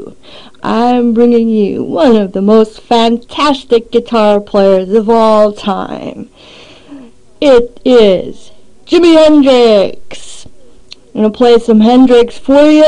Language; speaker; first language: English; native; English